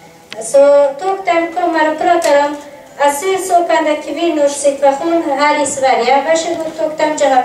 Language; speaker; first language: Swedish; non-native, fluent; Persian